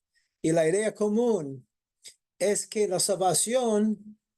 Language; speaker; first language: Spanish; non-native, fluent; English